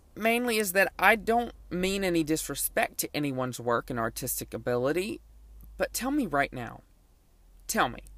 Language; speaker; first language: English; native; English